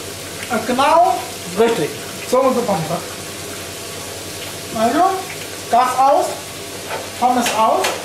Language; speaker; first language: German; native; German